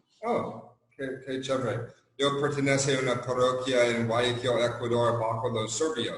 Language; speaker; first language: Spanish; non-native, fluent; English